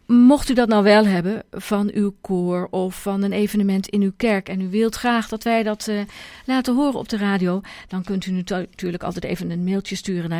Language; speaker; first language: Dutch; native; Dutch